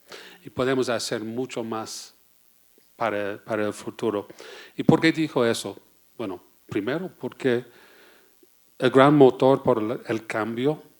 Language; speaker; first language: Spanish; non-native, fluent; English